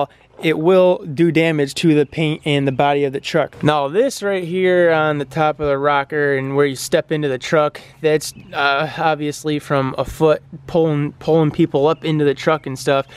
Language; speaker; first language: English; native; English